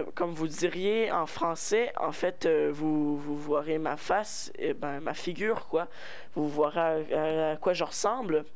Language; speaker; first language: French; native; French